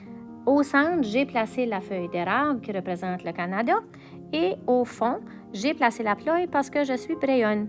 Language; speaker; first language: French; native; French